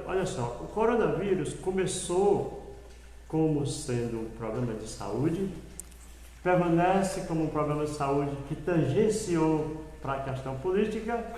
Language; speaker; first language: Portuguese; native; Portuguese